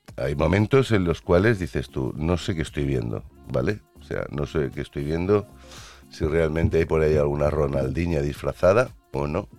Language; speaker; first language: Spanish; native; Spanish